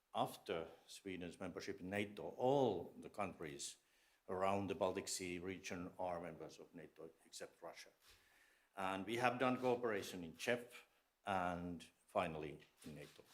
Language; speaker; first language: English; non-native, fluent; Finnish